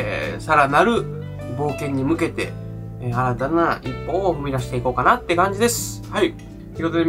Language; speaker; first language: Japanese; native; Japanese